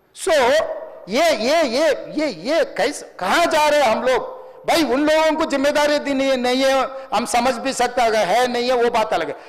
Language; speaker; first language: Hindi; non-native, local second language; Telugu